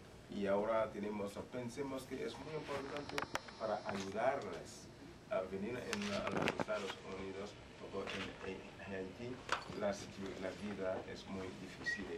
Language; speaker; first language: Spanish; non-native, learner; Haitian Creole